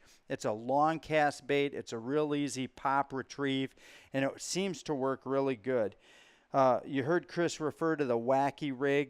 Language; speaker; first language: English; native; English